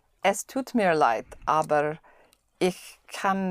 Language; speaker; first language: German; non-native, learner; English